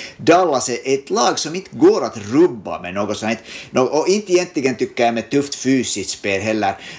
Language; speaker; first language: Swedish; native; Swedish